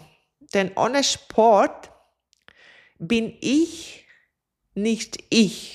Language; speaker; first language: German; non-native, fluent; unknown